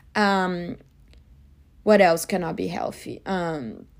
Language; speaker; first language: English; non-native, fluent; Portuguese